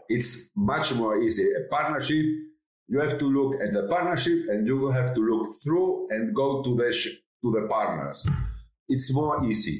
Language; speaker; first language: English; non-native, fluent; Spanish